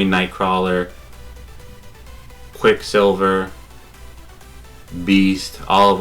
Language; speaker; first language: English; native; English